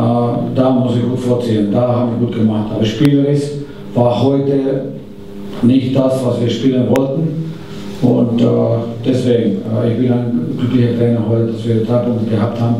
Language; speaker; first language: German; non-native, fluent; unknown